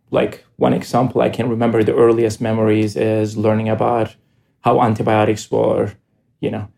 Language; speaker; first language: English; non-native, fluent; Greek